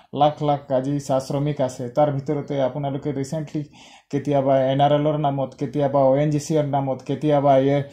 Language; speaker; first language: Assamese; non-native, local second language; Sadri